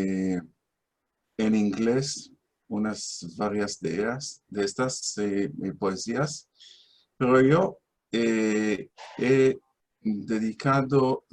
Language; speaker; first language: Spanish; non-native, fluent; Hebrew